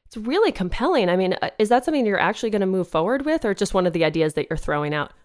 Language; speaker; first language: English; native; English